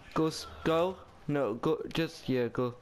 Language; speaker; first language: English; native; English